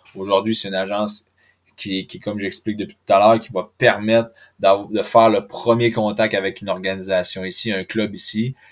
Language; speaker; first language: French; native; French